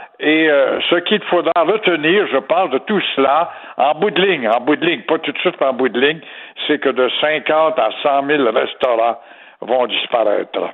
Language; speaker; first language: French; native; French